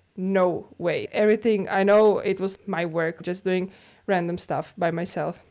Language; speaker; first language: English; non-native, fluent; Croatian